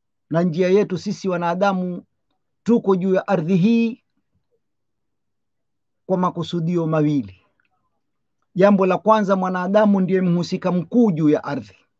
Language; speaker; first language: Swahili; native; Swahili